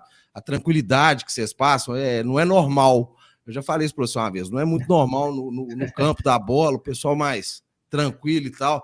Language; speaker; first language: Portuguese; native; Portuguese